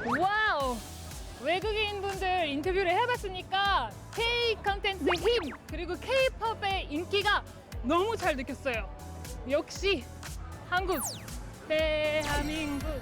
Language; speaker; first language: Korean; non-native, fluent; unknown